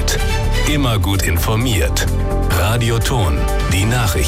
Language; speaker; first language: German; native; German